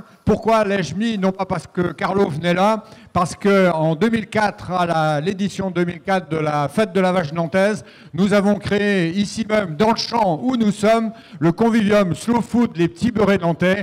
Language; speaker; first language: French; native; French